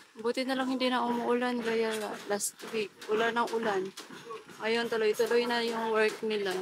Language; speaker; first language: Filipino; non-native, local second language; Cebuano